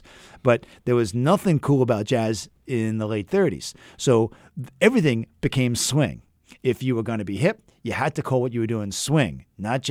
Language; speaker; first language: English; native; English